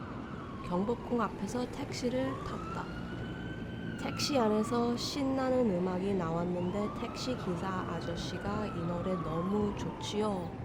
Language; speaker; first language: Korean; early bilingual, heritage; Korean